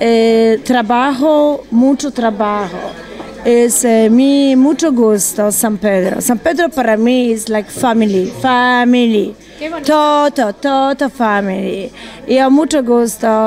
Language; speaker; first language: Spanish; non-native, learner; Polish